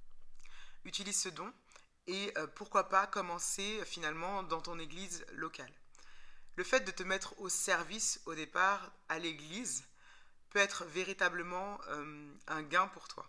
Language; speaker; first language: French; native; French